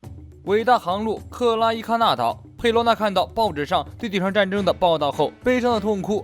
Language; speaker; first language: Chinese; native; Chinese